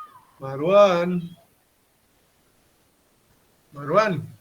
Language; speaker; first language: Spanish; native; Spanish